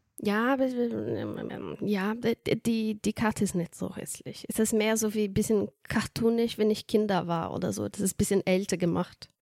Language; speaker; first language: German; non-native, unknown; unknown